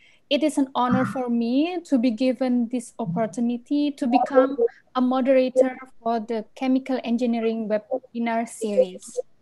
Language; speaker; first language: English; non-native, fluent; Indonesian